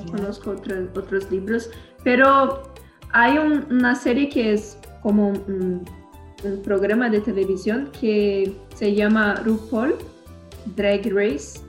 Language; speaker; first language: Spanish; non-native, learner; Portuguese